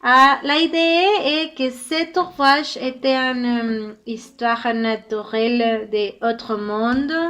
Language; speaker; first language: French; non-native, learner; Spanish